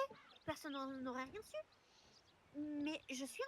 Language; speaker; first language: French; native; French